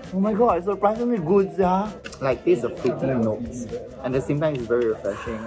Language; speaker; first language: English; non-native, local second language; Pampanga